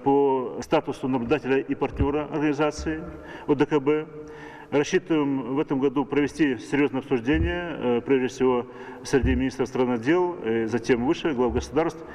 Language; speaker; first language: Russian; native; Russian